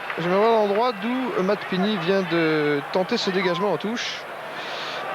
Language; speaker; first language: French; native; French